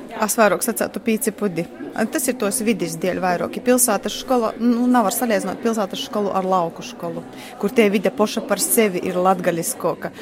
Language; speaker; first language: Latvian; native; Latvian